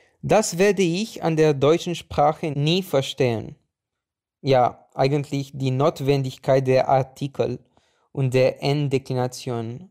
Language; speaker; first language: German; non-native, fluent; Romanian